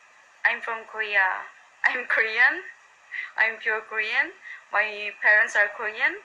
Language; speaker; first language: English; non-native, learner; Korean